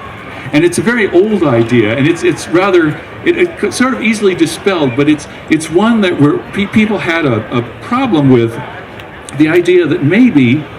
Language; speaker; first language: English; native; English